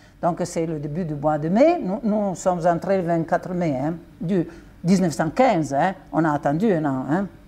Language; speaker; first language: French; non-native, fluent; Italian